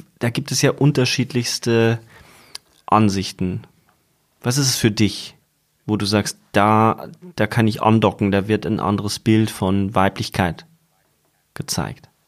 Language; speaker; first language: German; native; German